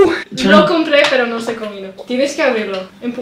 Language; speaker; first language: Spanish; non-native, learner; English